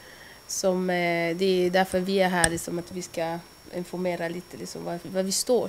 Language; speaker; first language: Swedish; early bilingual, other home language; Lingala